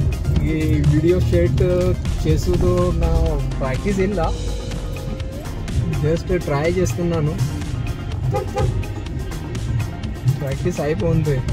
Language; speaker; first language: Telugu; non-native, local second language; Kannada